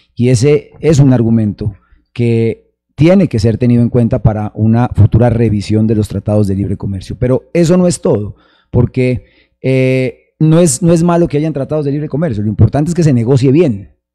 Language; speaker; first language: Spanish; native; Spanish